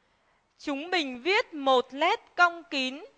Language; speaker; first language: Vietnamese; native; Vietnamese